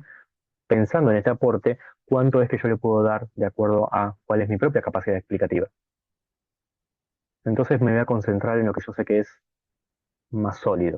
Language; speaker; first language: Spanish; native; Spanish